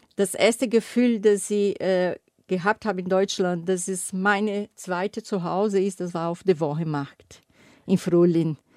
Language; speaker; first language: German; non-native, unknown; Portuguese